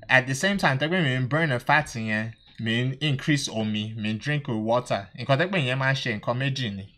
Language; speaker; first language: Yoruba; early bilingual, heritage; Yoruba